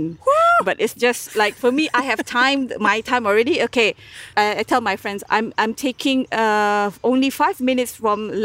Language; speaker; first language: English; non-native, local second language; Malay